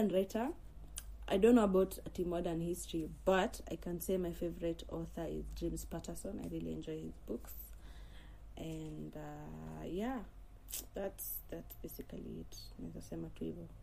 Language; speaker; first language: English; non-native, local second language; Swahili